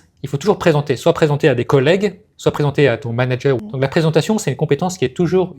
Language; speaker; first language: French; native; French